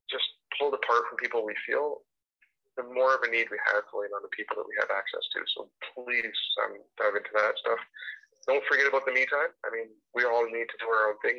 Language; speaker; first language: English; native; English